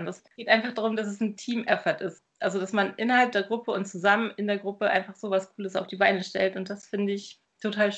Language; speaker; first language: German; native; German